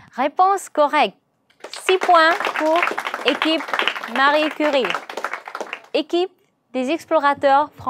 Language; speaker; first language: French; non-native, learner; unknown